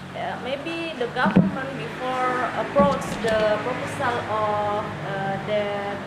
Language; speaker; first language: English; non-native, learner; Indonesian